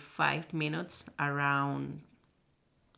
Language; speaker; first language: English; non-native, learner; Spanish